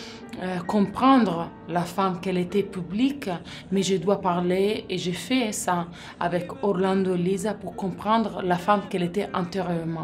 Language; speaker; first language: French; non-native, fluent; Italian